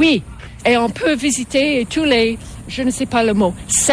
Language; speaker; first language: French; non-native, fluent; English